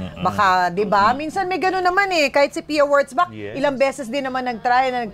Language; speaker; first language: Filipino; native; Filipino